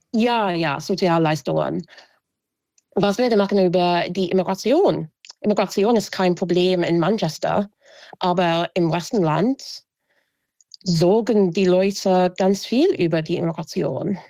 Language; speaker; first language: German; non-native, fluent; English